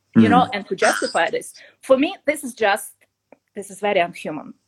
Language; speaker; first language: English; non-native, fluent; Ukrainian